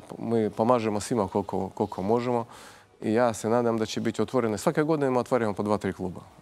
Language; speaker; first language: Croatian; non-native, fluent; Russian